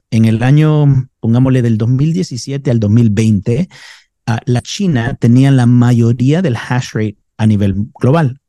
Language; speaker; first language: Spanish; native; Spanish